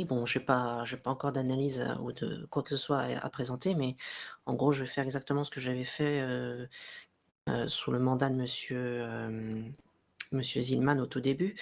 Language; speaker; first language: French; native; French